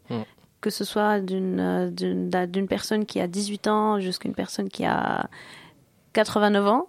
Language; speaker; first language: French; non-native, local second language; Arabic